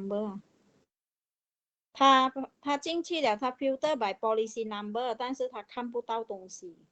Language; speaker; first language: Chinese; native; Chinese